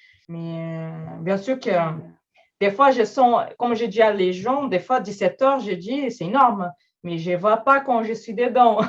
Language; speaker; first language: French; non-native, fluent; Portuguese